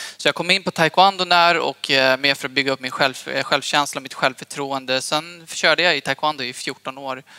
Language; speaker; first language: Swedish; early bilingual, other home language; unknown